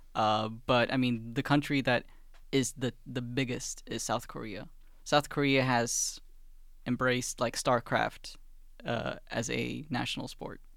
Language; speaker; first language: English; early bilingual, other home language; Swedish